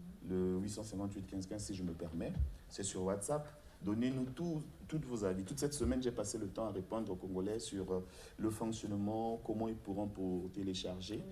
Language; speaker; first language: French; non-native, local second language; Lingala